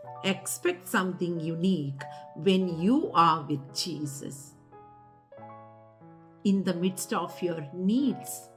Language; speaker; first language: English; non-native, local second language; Malayalam